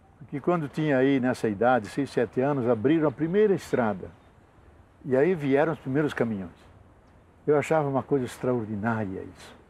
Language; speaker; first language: Portuguese; non-native, local second language; Italian